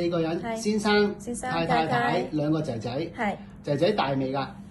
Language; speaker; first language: Cantonese; native; Cantonese